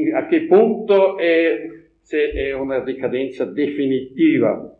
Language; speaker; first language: Italian; non-native, fluent; German